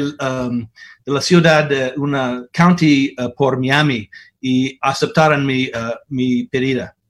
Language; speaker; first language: Spanish; non-native, fluent; English